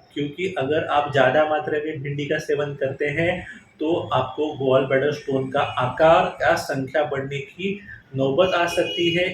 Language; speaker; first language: Hindi; non-native, local second language; Marathi